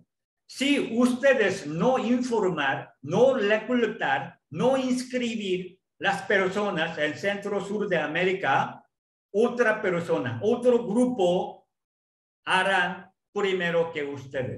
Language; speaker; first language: Spanish; non-native, learner; Korean